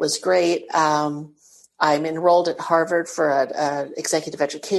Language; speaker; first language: English; native; English